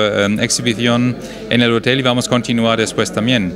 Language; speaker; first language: Spanish; non-native, fluent; German